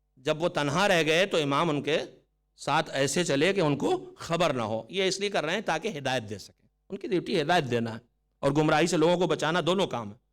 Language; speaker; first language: Urdu; native; Urdu